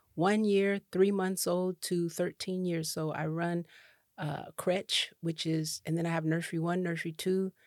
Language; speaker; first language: English; native; English